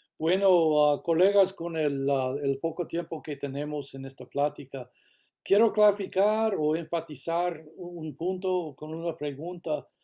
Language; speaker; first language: Spanish; early bilingual, heritage; Spanish